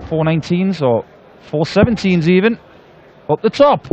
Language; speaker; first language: English; native; English